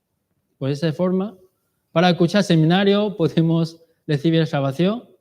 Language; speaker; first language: Spanish; non-native, learner; Chinese